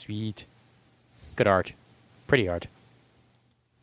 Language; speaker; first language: English; native; English